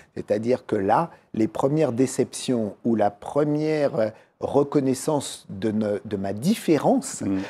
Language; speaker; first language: French; native; French